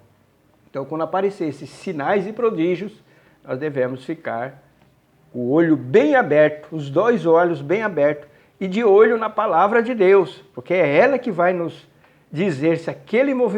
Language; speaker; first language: Portuguese; native; Portuguese